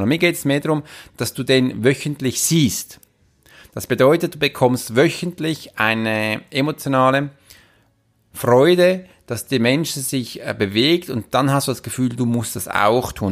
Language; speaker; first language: German; native; German